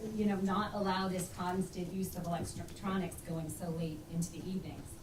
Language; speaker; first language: English; native; English